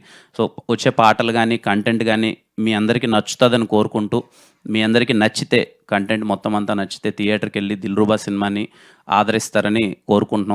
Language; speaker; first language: Telugu; native; Telugu